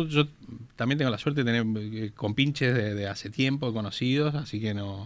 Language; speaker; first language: Spanish; native; Spanish